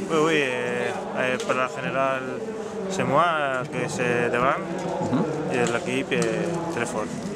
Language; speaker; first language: French; non-native, learner; Spanish